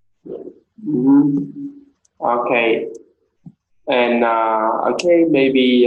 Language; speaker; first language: English; non-native, learner; Vietnamese